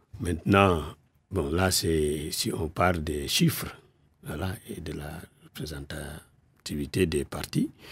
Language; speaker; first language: French; non-native, local second language; Wolof